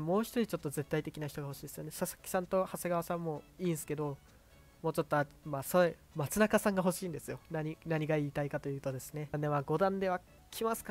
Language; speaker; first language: Japanese; native; Japanese